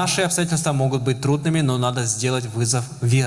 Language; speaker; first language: Russian; native; Russian